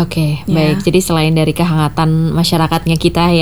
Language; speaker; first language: Indonesian; native; Indonesian